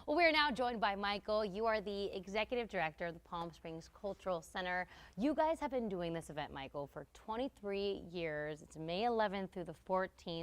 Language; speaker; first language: English; native; English